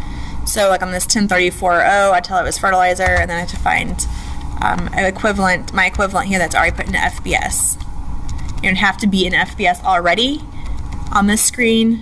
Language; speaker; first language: English; native; English